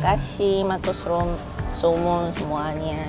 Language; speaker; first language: Indonesian; non-native, learner; Chinese